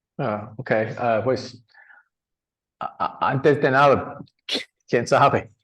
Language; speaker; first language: Spanish; non-native, learner; English